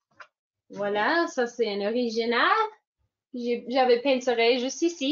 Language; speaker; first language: French; non-native, fluent; English